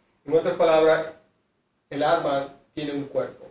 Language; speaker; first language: Spanish; native; Spanish